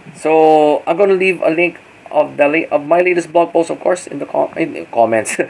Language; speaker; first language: English; non-native, local second language; Filipino